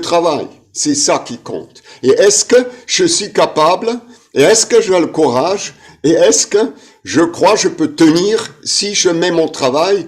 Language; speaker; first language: French; non-native, fluent; German